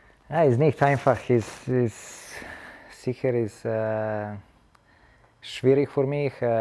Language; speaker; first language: German; non-native, learner; Serbian